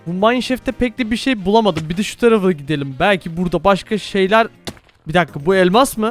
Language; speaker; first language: Turkish; native; Turkish